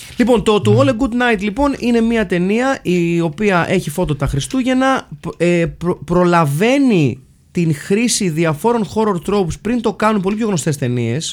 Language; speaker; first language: Greek; early bilingual, heritage; Greek